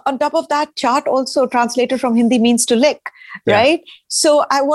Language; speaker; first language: English; non-native, local second language; Hindi